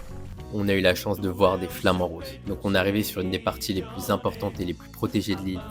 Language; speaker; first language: French; native; French